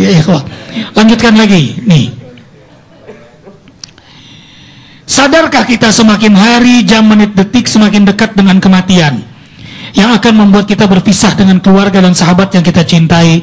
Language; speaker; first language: Indonesian; native; Indonesian